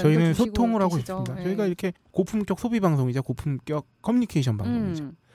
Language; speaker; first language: Korean; native; Korean